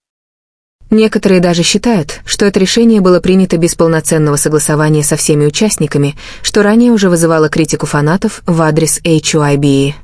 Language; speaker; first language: Russian; native; Russian